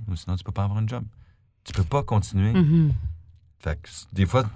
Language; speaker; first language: French; native; French